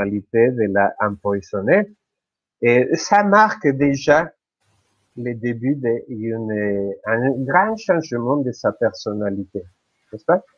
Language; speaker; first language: French; non-native, fluent; Spanish